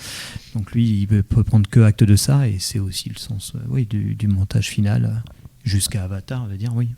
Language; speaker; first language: French; native; French